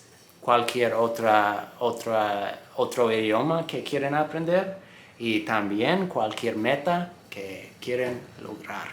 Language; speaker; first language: Spanish; non-native, fluent; English